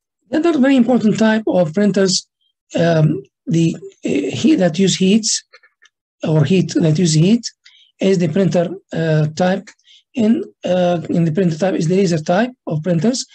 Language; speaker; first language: English; non-native, fluent; Arabic